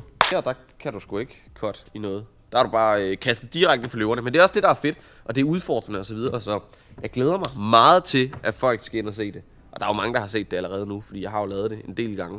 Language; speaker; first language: Danish; native; Danish